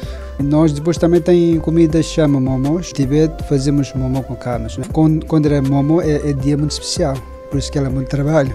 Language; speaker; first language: Portuguese; non-native, learner; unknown